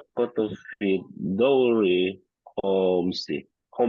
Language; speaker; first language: Arabic; non-native, learner; Indonesian